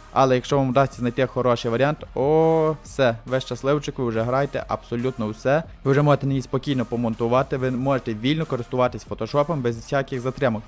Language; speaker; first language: Ukrainian; native; Ukrainian